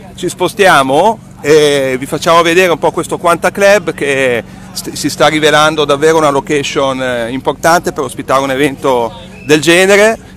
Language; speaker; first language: Italian; native; Italian